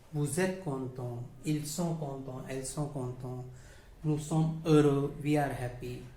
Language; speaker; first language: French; non-native, fluent; Hindi